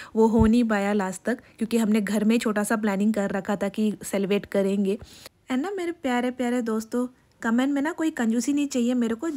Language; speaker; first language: Hindi; non-native, local second language; Bangla